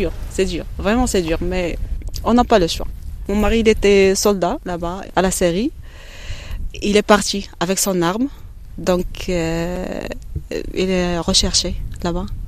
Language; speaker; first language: French; non-native, learner; Arabic